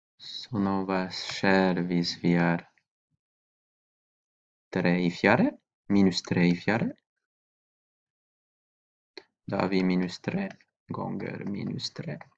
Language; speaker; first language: Norwegian; non-native, fluent; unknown